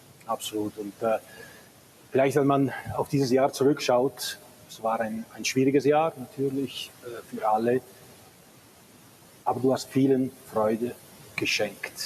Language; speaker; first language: German; native; German